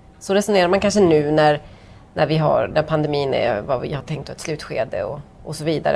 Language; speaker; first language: Swedish; native; Swedish